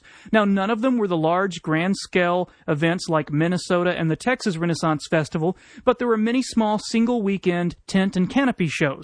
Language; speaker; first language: English; native; English